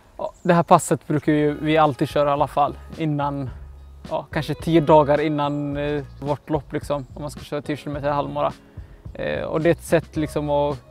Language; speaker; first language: Swedish; early bilingual, other home language; Somali